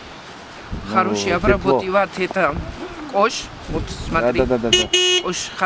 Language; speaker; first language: Russian; non-native, learner; Georgian